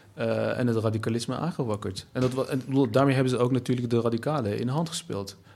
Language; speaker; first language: Dutch; native; Dutch